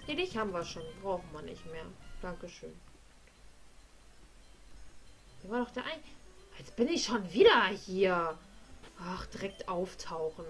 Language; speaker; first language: German; native; German